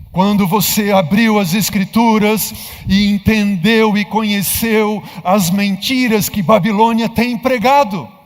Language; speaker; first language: Portuguese; native; Portuguese